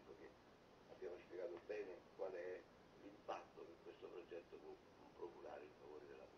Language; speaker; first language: Italian; native; Italian